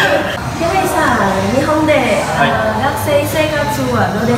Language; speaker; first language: Japanese; non-native, learner; Indonesian